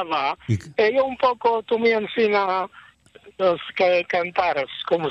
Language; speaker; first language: Spanish; early bilingual, heritage; Hebrew